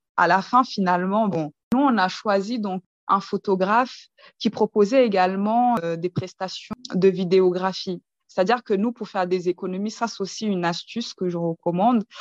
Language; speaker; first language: French; early bilingual, other home language; Kinyarwanda